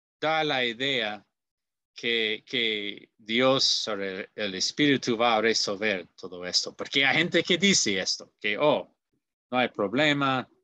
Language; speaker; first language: Spanish; non-native, learner; English